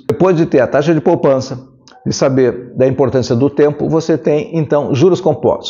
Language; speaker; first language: Portuguese; native; Portuguese